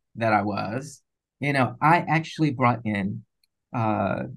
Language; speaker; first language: English; native; English